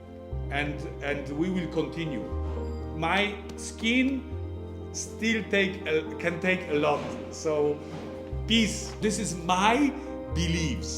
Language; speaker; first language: English; non-native, fluent; Polish